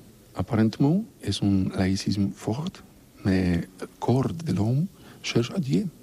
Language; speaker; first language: French; non-native, learner; Polish